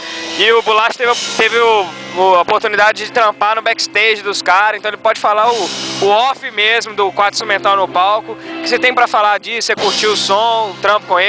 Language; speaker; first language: Portuguese; native; Portuguese